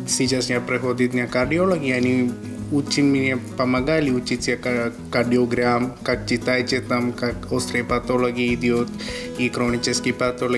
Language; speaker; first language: Russian; non-native, learner; Malayalam